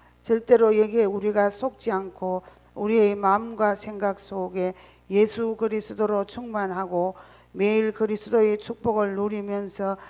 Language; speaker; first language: Korean; native; Korean